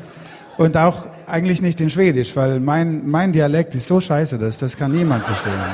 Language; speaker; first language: German; non-native, fluent; Swedish